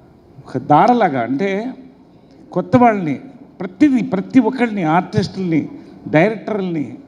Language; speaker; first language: Telugu; native; Telugu